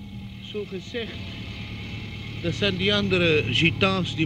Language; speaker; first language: Dutch; non-native, local second language; Romany